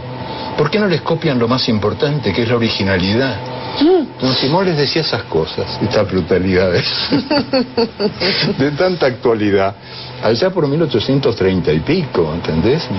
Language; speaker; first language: Spanish; native; Spanish